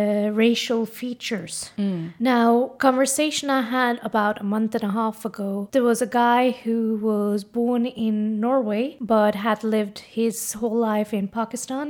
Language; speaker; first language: English; non-native, fluent; Norwegian